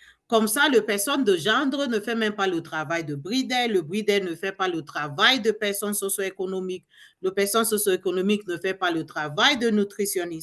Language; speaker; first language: French; non-native, learner; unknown